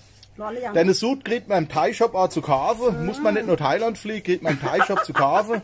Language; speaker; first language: German; native; German